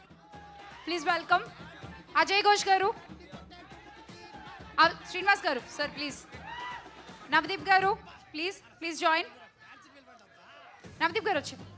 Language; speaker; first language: Telugu; native; Telugu